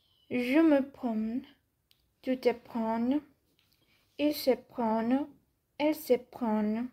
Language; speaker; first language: French; non-native, learner; Spanish